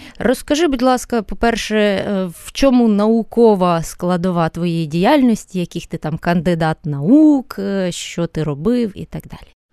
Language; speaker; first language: Ukrainian; native; Ukrainian